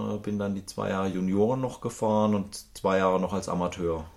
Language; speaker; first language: German; native; German